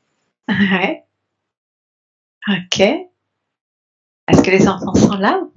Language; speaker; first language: French; native; French